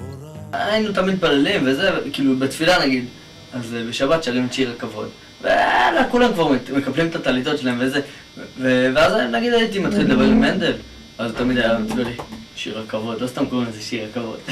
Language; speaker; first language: Hebrew; native; Hebrew